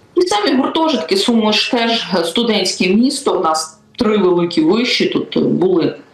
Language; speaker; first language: Ukrainian; native; Ukrainian